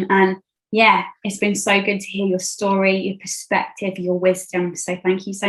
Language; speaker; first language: English; native; English